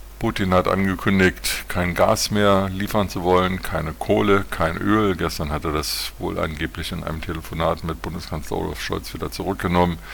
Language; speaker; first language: German; native; German